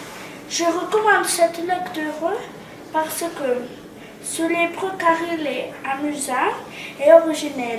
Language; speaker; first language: French; non-native, learner; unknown